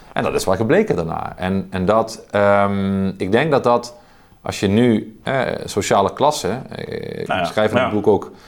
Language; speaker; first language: Dutch; native; Dutch